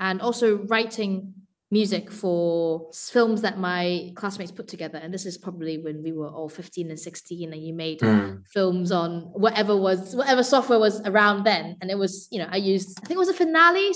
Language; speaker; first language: English; non-native, local second language; Cantonese